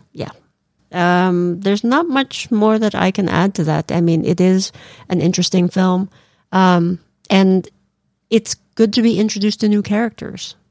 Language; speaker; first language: English; non-native, local second language; Filipino